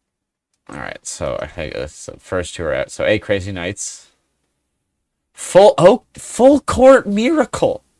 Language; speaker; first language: English; native; English